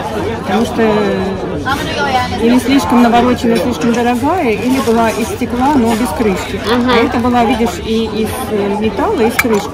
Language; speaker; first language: Russian; native; Russian